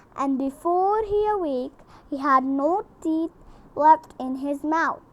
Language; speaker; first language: English; non-native, local second language; Urdu